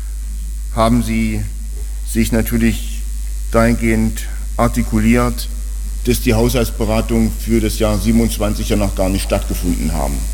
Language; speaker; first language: German; native; German